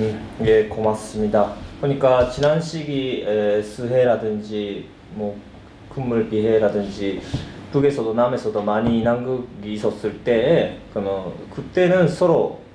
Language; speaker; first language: Korean; early bilingual, heritage; Korean